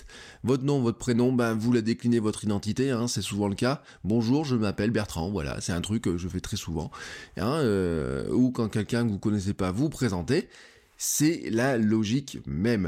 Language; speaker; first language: French; native; French